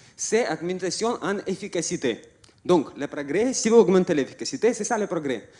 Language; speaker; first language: French; non-native, fluent; Russian